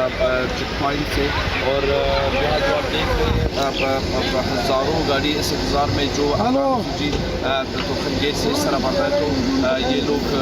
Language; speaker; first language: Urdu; non-native, fluent; Pashto